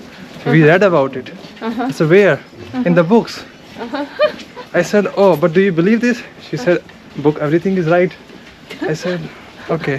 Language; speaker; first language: English; non-native, fluent; Hindi